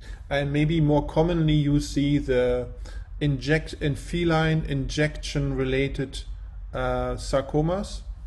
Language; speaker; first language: English; non-native, fluent; German